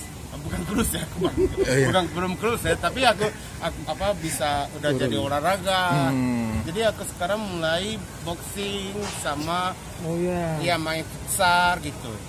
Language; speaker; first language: Indonesian; non-native, fluent; Japanese